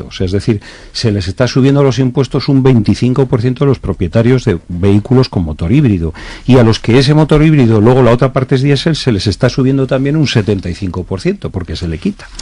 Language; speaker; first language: Spanish; native; Spanish